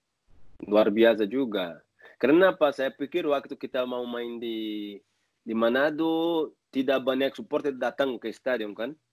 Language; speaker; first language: Indonesian; non-native, learner; Portuguese